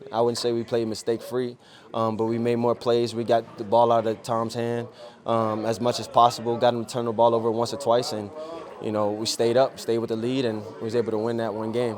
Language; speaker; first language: English; native; English